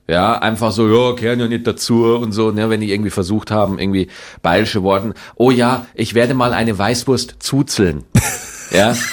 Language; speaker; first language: German; native; German